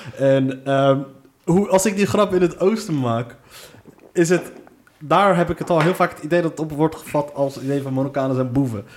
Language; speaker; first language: Dutch; early bilingual, other home language; Arabic